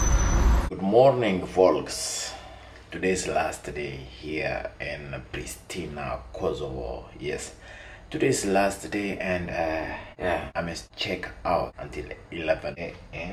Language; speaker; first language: English; non-native, learner; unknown